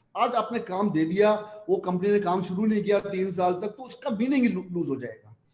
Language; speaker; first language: Hindi; non-native, local second language; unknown